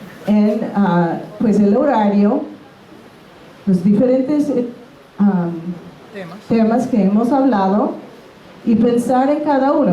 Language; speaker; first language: Spanish; non-native, fluent; English